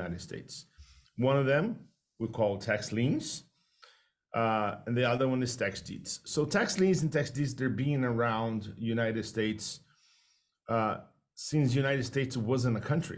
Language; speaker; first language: English; non-native, fluent; Portuguese